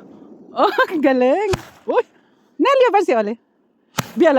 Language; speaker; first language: Finnish; non-native, learner; Filipino